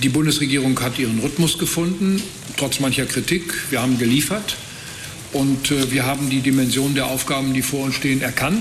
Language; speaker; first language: German; native; German